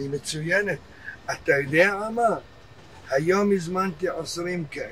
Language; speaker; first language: Hebrew; early bilingual, other home language; Arabic